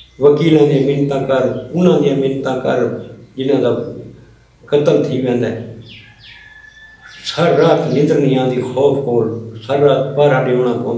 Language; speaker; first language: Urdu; non-native, local second language; Saraiki